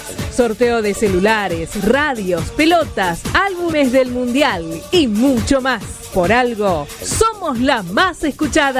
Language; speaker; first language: Spanish; native; Spanish